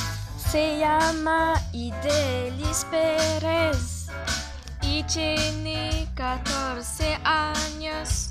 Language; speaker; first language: Spanish; non-native, learner; French